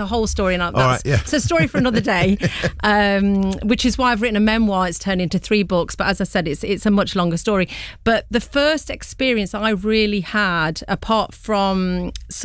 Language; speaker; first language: English; early bilingual, other home language; Punjabi